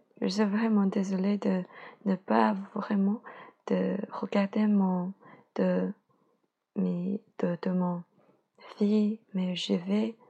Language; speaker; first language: French; non-native, learner; Chinese